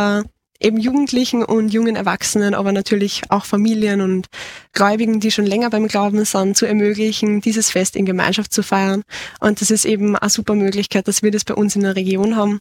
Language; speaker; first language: German; native; German